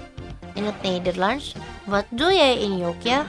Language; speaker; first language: Dutch; non-native, fluent; Indonesian